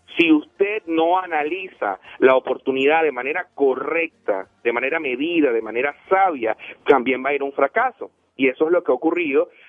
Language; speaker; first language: Spanish; native; Spanish